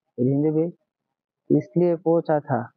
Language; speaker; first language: Hindi; non-native, learner; Bangla